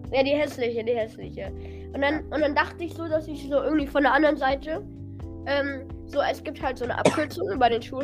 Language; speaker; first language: German; native; German